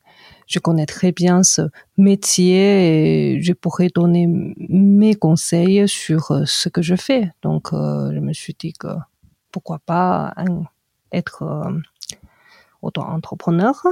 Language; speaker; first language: French; non-native, fluent; Chinese